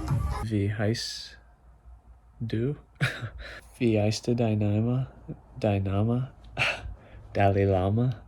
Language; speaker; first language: German; non-native, learner; English